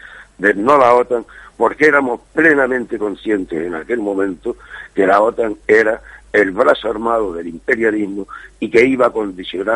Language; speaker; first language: Spanish; native; Spanish